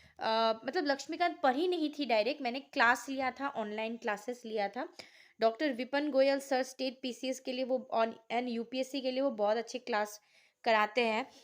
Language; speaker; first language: Hindi; non-native, local second language; Assamese